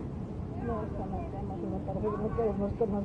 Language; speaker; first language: Spanish; native; Spanish